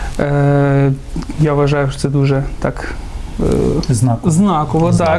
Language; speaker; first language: Ukrainian; non-native, local second language; Russian